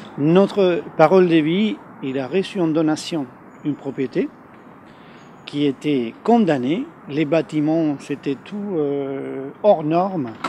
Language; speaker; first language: French; non-native, fluent; Spanish